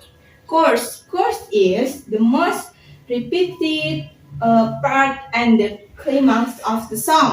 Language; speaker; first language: English; non-native, learner; Indonesian